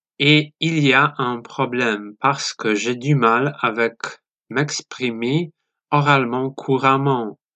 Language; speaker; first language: French; non-native, learner; Polish